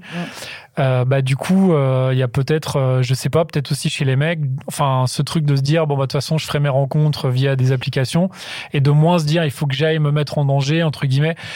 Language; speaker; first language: French; native; French